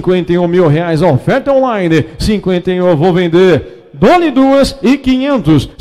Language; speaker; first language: Portuguese; native; Portuguese